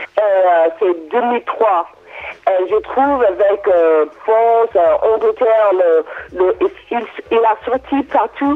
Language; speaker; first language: French; non-native, learner; English